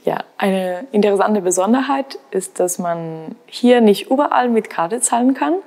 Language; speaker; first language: German; non-native, fluent; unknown